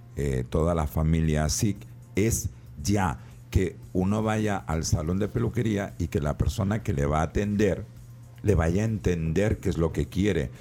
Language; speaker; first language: Spanish; native; Spanish